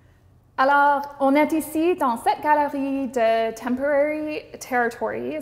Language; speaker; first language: French; non-native, local second language; English